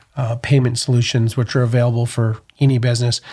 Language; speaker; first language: English; native; English